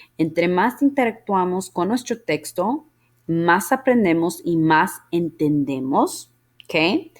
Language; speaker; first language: Spanish; early bilingual, heritage; Spanish